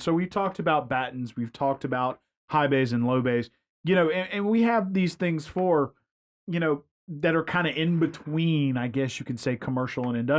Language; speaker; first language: English; native; English